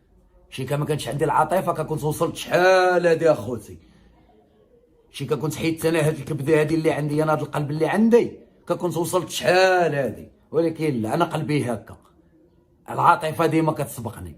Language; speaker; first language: Arabic; native; Arabic